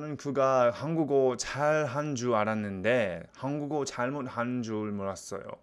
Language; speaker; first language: Korean; non-native, learner; English